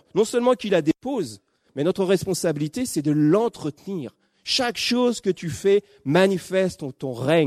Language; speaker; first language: French; native; French